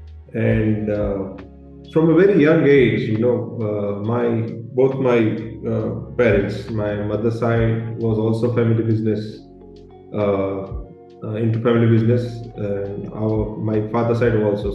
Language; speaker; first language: English; non-native, local second language; Gujarati